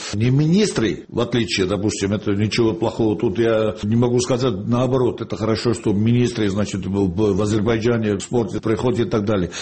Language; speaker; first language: Russian; non-native, local second language; Georgian